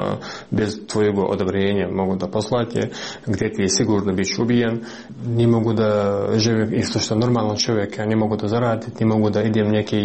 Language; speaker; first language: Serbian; non-native, learner; Russian